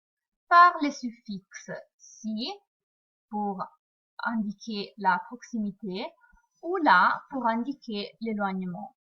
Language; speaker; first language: French; non-native, fluent; Italian